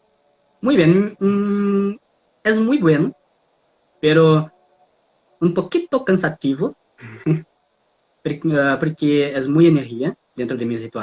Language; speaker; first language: Spanish; non-native, learner; Portuguese